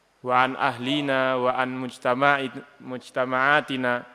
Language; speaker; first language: Arabic; non-native, fluent; Indonesian